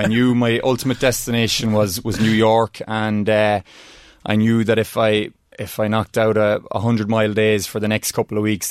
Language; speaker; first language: English; native; English